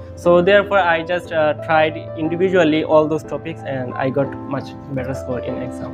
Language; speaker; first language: English; non-native, local second language; Bangla